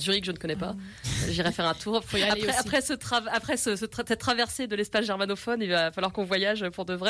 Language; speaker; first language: French; native; French